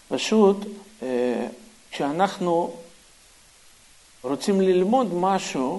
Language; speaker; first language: Hebrew; non-native, fluent; Russian